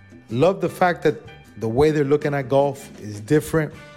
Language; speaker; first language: English; native; English